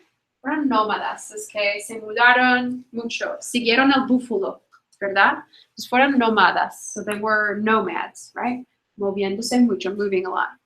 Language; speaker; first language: Spanish; non-native, fluent; English